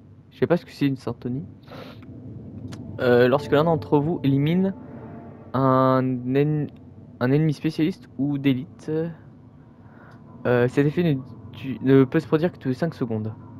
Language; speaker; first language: French; native; French